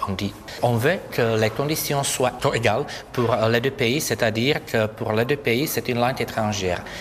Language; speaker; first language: French; non-native, fluent; Czech